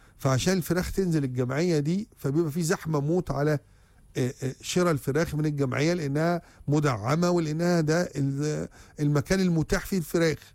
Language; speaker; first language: Egyptian Arabic; native; Egyptian Arabic